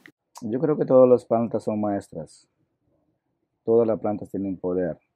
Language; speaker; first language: Spanish; non-native, local second language; Shipibo-Conibo